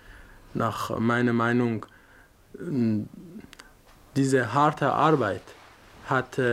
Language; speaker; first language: German; non-native, fluent; Persian